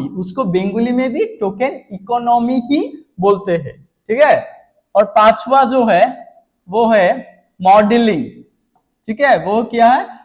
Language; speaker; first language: Hindi; non-native, local second language; Bangla